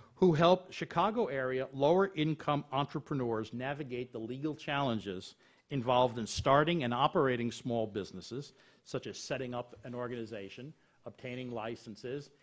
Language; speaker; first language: English; native; English